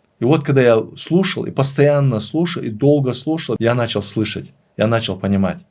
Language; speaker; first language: Russian; non-native, local second language; Chechen